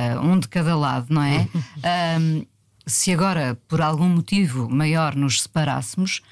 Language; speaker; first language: Portuguese; native; Portuguese